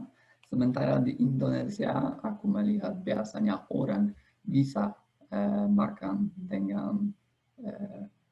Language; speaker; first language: Indonesian; non-native, fluent; Polish